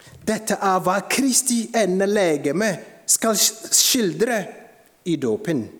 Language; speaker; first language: Norwegian; non-native, fluent; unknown